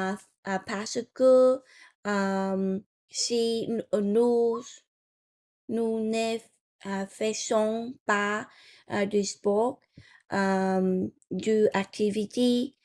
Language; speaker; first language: French; non-native, learner; Vietnamese